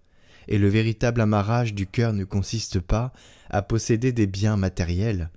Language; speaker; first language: French; native; French